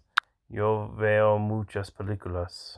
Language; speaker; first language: Spanish; non-native, learner; English